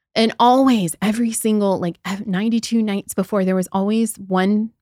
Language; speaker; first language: English; native; English